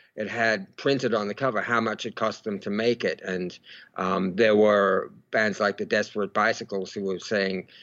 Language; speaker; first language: English; native; English